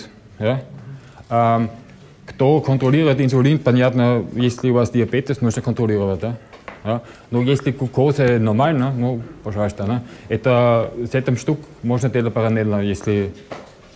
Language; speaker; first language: Russian; non-native, learner; German